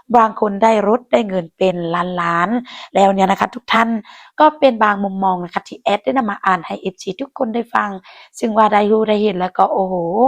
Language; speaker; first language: Thai; non-native, local second language; Lao